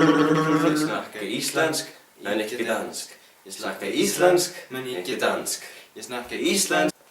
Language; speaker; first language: Danish; non-native, learner; Icelandic